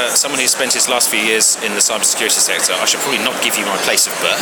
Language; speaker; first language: English; native; English